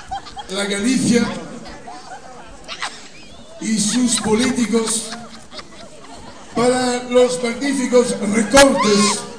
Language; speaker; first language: Spanish; non-native, fluent; Italian